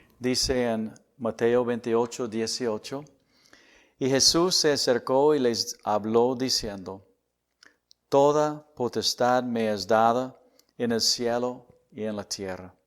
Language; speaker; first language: Spanish; non-native, fluent; English